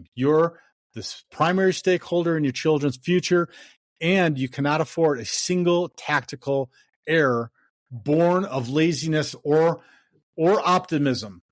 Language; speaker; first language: English; native; English